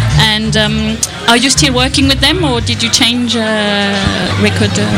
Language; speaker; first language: English; non-native, fluent; French